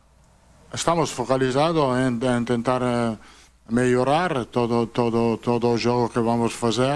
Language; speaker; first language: Portuguese; non-native, learner; Italian